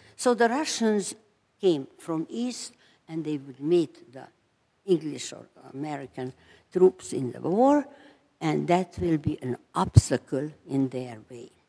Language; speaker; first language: English; non-native, fluent; Hungarian